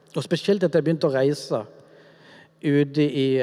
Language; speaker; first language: Norwegian; native; Norwegian